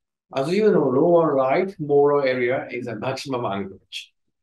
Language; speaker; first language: English; non-native, learner; Japanese